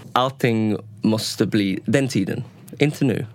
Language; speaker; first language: Swedish; non-native, learner; English